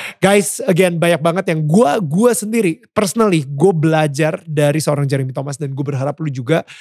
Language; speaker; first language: Indonesian; native; Indonesian